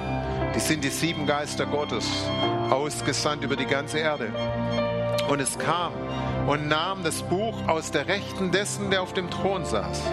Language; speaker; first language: German; native; German